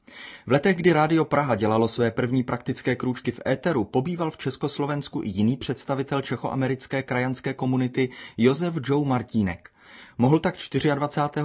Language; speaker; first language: Czech; native; Czech